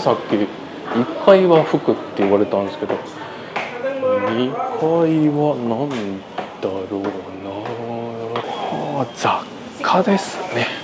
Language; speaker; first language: Japanese; native; Japanese